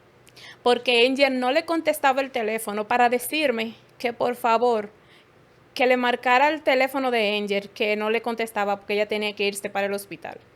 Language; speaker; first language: Spanish; native; Spanish